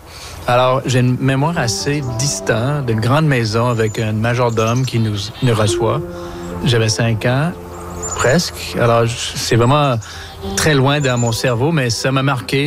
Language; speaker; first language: French; native; French